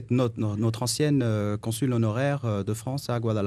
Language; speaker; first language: French; native; French